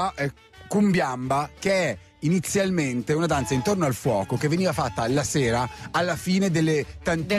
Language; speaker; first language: Italian; native; Italian